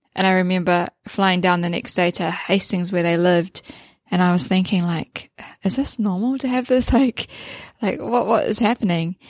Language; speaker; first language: English; native; English